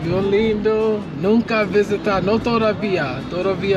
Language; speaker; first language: Spanish; non-native, learner; English